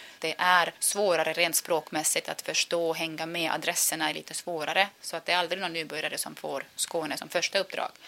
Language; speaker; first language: Swedish; non-native, fluent; Estonian